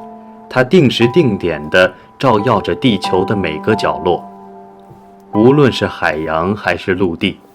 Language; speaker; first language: Chinese; native; Chinese